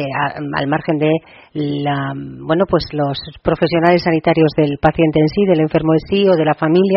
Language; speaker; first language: Spanish; native; Spanish